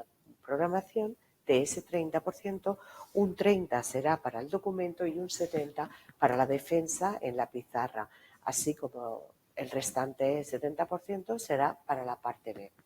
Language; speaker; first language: Spanish; native; Spanish